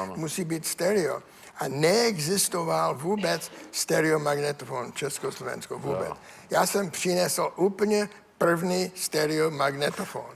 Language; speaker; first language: Czech; non-native, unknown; English